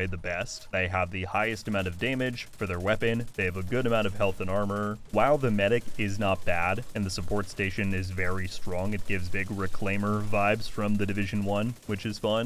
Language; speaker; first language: English; native; English